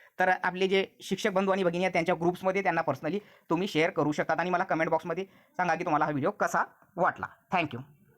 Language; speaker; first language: Marathi; non-native, local second language; Urdu